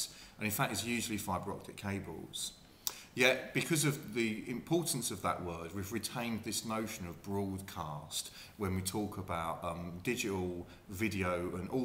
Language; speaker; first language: English; native; English